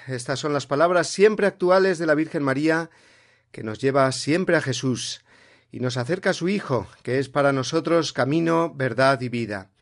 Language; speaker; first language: Spanish; native; Spanish